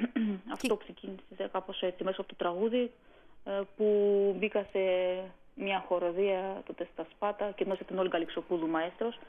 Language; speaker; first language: Greek; non-native, fluent; Armenian